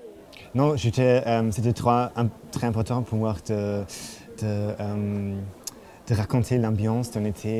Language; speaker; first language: French; non-native, fluent; German